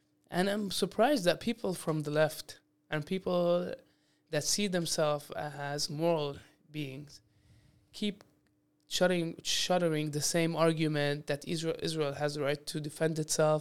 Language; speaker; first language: English; non-native, fluent; Arabic